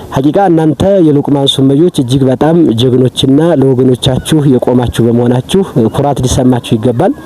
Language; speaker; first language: Amharic; native; Amharic